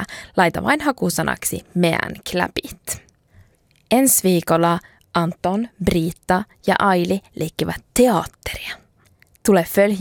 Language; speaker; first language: Finnish; early bilingual, heritage; Finnish